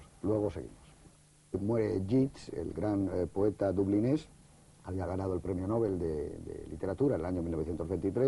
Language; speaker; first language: Spanish; native; Spanish